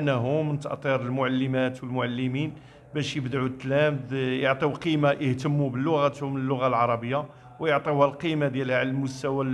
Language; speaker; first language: Arabic; native; Arabic